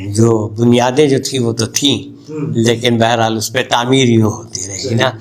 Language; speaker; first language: Urdu; native; Urdu